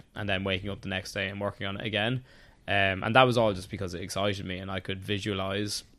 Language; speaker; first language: English; native; English